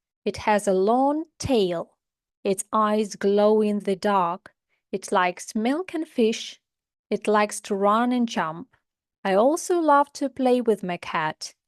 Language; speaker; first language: English; non-native, fluent; Ukrainian